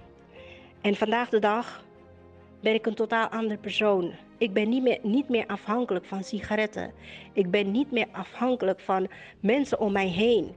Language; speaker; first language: Dutch; native; Dutch